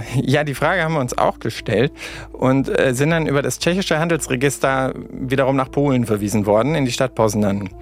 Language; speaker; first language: German; native; German